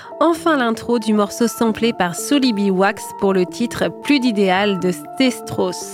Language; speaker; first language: French; native; French